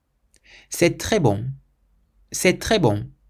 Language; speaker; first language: French; non-native, fluent; English